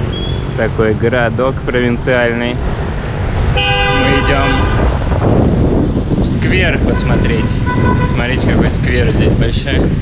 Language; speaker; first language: Russian; native; Russian